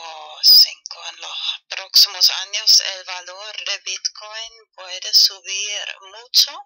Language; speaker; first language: Spanish; non-native, fluent; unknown